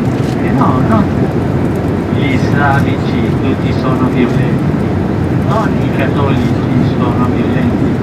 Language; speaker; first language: Italian; non-native, fluent; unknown